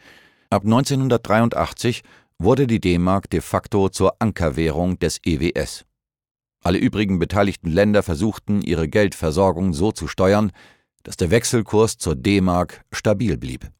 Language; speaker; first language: German; native; German